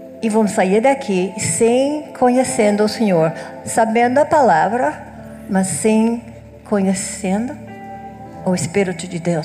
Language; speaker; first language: Portuguese; non-native, learner; English